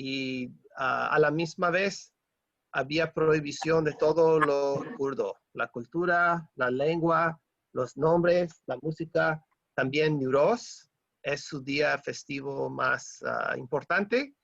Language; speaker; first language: Spanish; non-native, fluent; English